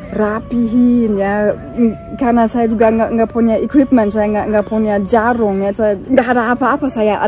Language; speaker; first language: Indonesian; non-native, fluent; German